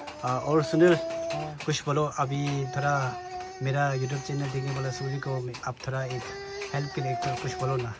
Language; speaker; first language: Hindi; non-native, local second language; Tibetan